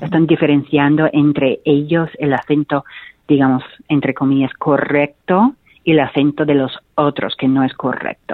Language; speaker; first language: Spanish; non-native, fluent; English